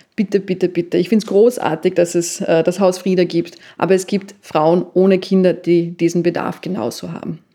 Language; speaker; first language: German; native; German